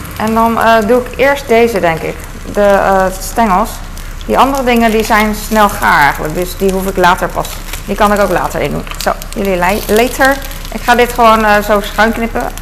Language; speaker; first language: Dutch; early bilingual, other home language; Cantonese